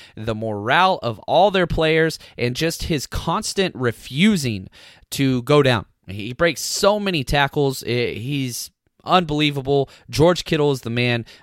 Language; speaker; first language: English; native; English